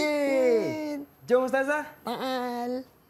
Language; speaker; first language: Arabic; non-native, fluent; Malay